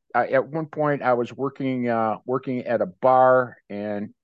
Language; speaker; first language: English; native; English